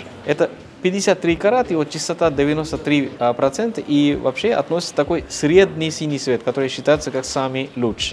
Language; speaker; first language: Russian; non-native, fluent; Sinhala